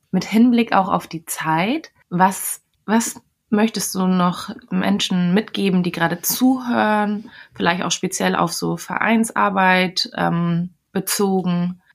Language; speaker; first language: German; native; German